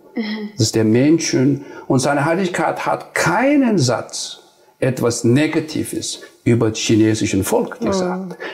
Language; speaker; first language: German; non-native, fluent; Nepali